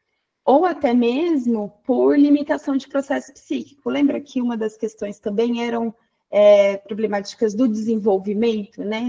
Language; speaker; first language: Portuguese; native; Portuguese